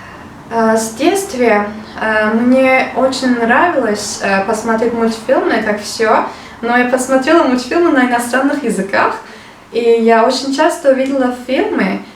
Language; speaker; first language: Russian; non-native, learner; Turkish